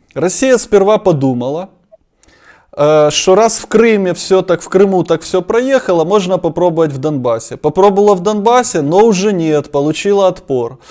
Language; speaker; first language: Russian; non-native, local second language; Ukrainian